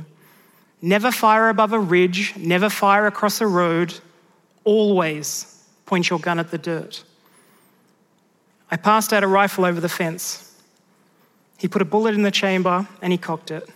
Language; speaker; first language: English; native; English